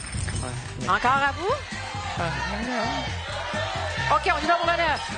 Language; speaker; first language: French; native; French